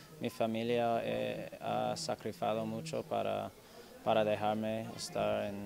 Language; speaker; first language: Spanish; non-native, learner; English